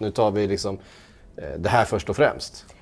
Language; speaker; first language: Swedish; native; Swedish